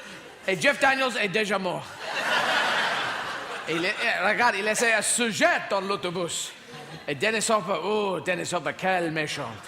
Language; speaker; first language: French; non-native, fluent; English